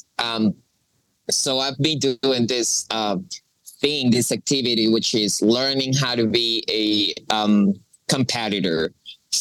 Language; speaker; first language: English; non-native, fluent; Spanish